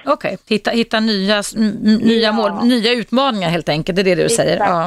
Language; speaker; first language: Swedish; native; Swedish